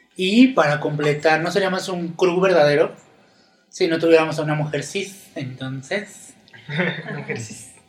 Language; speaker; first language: Spanish; native; Spanish